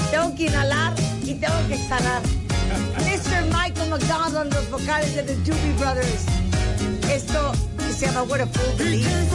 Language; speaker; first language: Spanish; native; Spanish